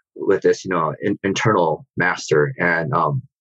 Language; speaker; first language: English; native; English